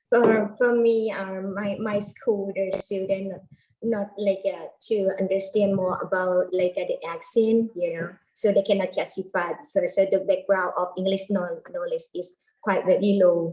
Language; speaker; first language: English; non-native, learner; Thai